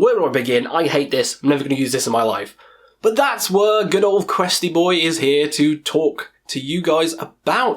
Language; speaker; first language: English; native; English